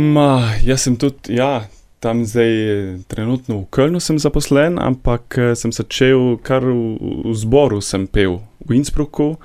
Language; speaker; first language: Slovenian; non-native, learner; German